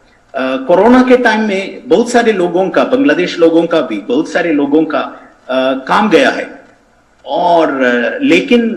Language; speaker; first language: Hindi; non-native, fluent; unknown